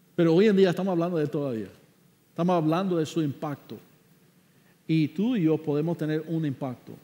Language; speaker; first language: Spanish; non-native, fluent; English